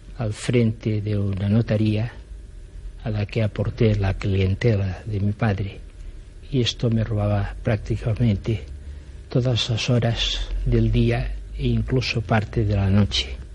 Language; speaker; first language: Spanish; non-native, local second language; Catalan